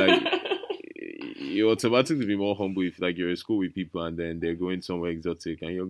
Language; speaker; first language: English; non-native, local second language; Yoruba